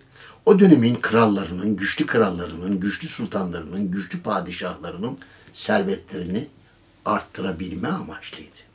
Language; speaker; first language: Turkish; native; Turkish